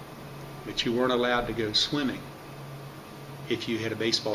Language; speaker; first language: English; native; English